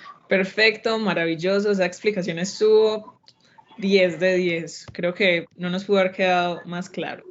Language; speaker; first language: Spanish; native; Spanish